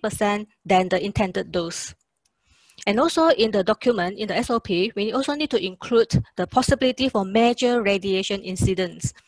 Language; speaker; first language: English; non-native, local second language; Chinese